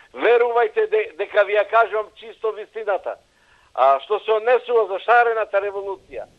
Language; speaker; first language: Macedonian; native; Macedonian